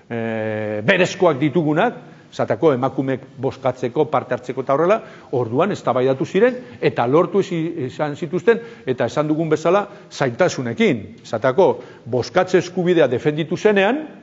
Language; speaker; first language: Basque; native; Basque